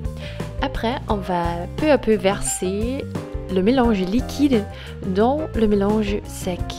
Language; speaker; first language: French; non-native, fluent; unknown